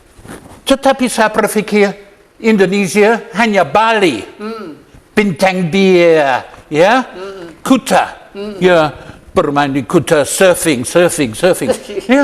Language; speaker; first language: Indonesian; non-native, learner; English